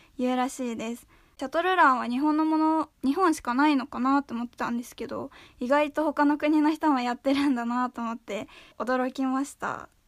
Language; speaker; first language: Japanese; native; Japanese